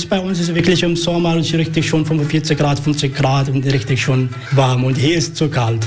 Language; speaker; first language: German; non-native, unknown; Arabic